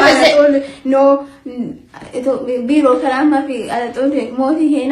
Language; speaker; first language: Arabic; non-native, learner; Oromo